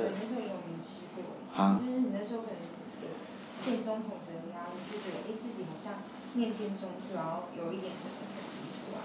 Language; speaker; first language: Chinese; native; Chinese